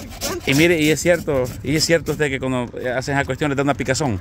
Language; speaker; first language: Spanish; native; Spanish